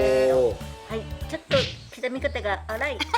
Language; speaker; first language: Japanese; native; Japanese